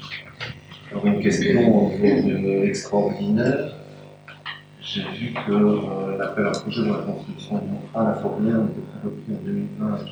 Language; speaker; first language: French; native; French